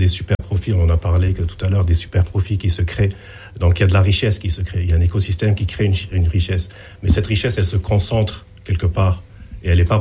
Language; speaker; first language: French; non-native, local second language; Arabic